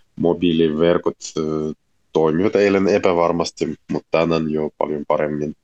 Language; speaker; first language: Finnish; non-native, fluent; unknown